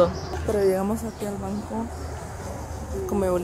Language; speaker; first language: Spanish; early bilingual, heritage; Spanish